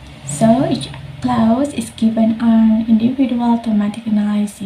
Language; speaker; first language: English; non-native, learner; Indonesian